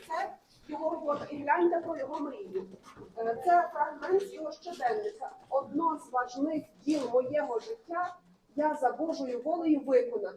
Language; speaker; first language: Ukrainian; native; Ukrainian